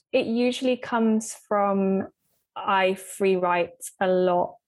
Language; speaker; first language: English; native; English